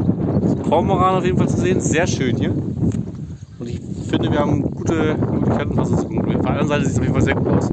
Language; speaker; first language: German; native; German